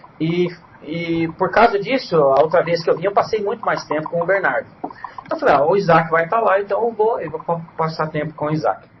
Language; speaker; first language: Portuguese; native; Portuguese